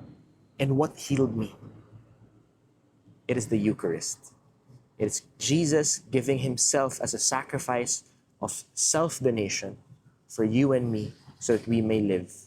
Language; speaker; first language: English; non-native, local second language; Filipino